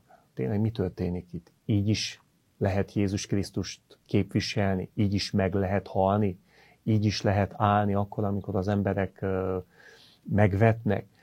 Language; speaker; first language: Hungarian; native; Hungarian